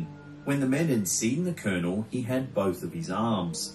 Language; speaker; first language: English; native; English